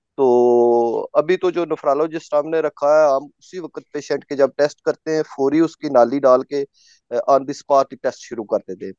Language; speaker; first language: Urdu; non-native, local second language; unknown